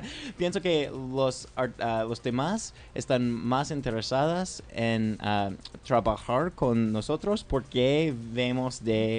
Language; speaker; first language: Spanish; non-native, learner; English